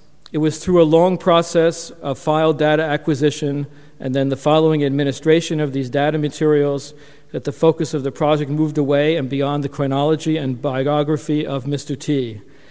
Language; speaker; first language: English; native; English